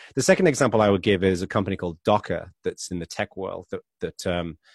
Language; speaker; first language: English; native; English